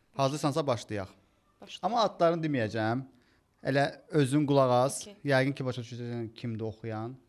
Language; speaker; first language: Azerbaijani; native; Azerbaijani